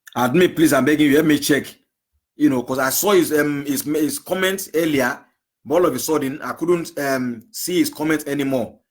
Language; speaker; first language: English; non-native, local second language; Yoruba